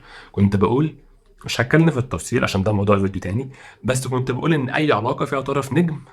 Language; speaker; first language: Arabic; native; Arabic